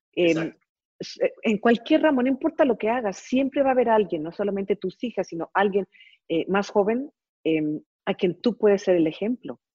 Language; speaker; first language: Spanish; early bilingual, heritage; Spanish